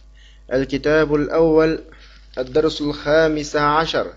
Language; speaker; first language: Arabic; non-native, fluent; Uyghur